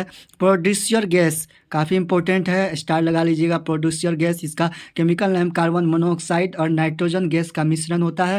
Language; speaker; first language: Hindi; native; Hindi